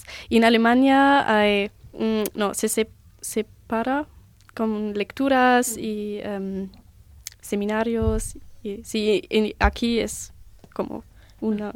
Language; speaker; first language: Spanish; non-native, learner; German